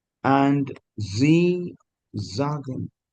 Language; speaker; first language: German; non-native, fluent; Hindi